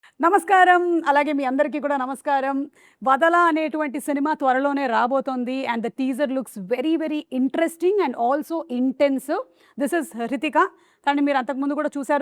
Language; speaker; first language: Telugu; native; Telugu